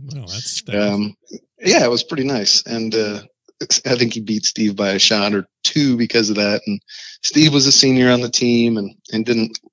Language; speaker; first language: English; native; English